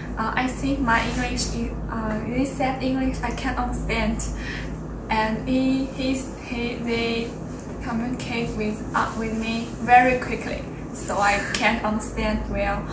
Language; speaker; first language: English; non-native, learner; Chinese